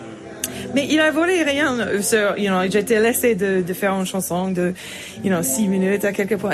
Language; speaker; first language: French; non-native, fluent; English